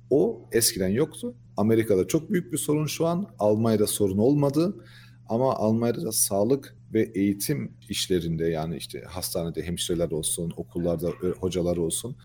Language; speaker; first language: Turkish; early bilingual, heritage; Turkish